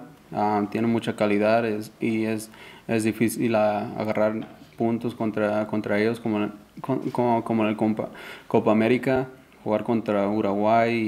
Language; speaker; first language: Spanish; early bilingual, heritage; Spanish